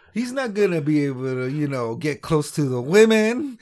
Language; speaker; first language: English; native; English